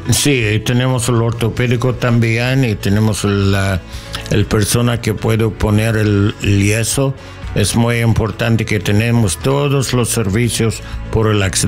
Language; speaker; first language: Spanish; non-native, learner; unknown